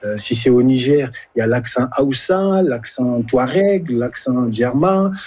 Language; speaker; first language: French; non-native, local second language; Hausa